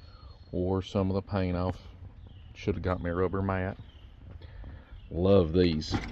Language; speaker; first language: English; native; English